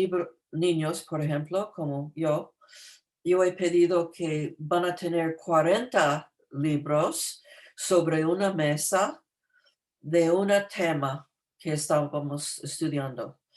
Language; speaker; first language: Spanish; non-native, fluent; English